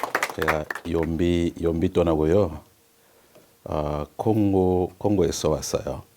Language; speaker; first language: Korean; non-native, learner; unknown